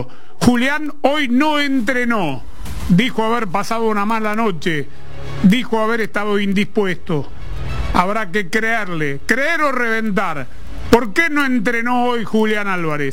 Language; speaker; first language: Spanish; native; Spanish